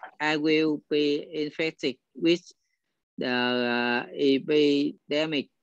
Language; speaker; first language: English; non-native, learner; Vietnamese